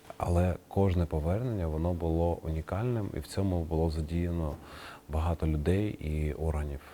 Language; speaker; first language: Ukrainian; native; Ukrainian